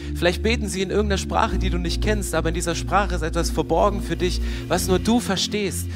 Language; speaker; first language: German; native; German